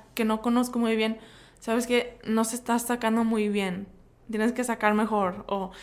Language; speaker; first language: Spanish; early bilingual, heritage; Spanish